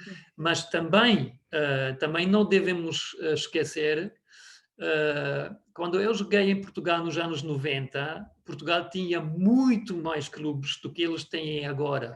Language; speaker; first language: Portuguese; non-native, fluent; German